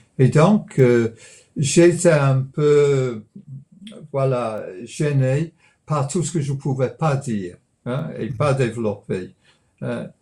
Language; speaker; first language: French; non-native, fluent; English